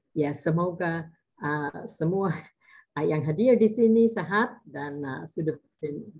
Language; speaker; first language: Indonesian; non-native, learner; English